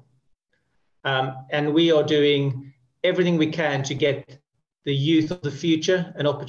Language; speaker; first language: English; native; English